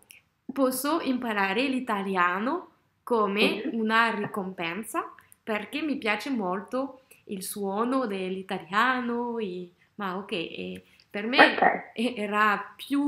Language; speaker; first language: Italian; non-native, learner; French